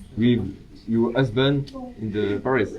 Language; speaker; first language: English; non-native, learner; French